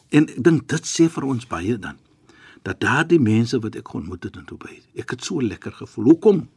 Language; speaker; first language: Afrikaans; non-native, fluent; Arabic